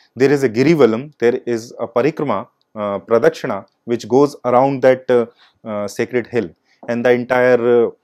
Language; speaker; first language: English; non-native, local second language; Hindi